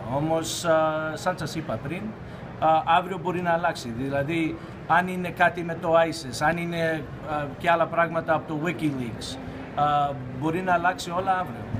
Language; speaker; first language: Greek; early bilingual, heritage; Greek